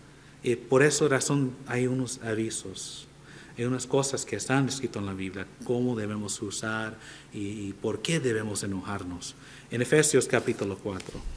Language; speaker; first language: Spanish; non-native, fluent; English